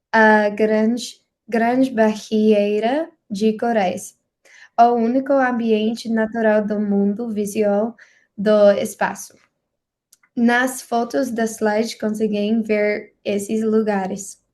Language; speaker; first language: Portuguese; non-native, learner; English